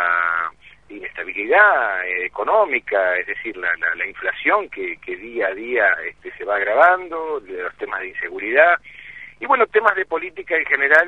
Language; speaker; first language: Spanish; native; Spanish